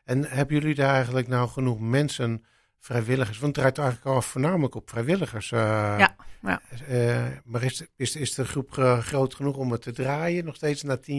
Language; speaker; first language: Dutch; native; Dutch